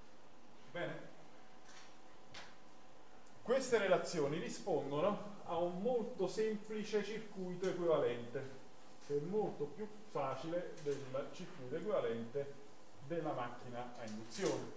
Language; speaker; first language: Italian; native; Italian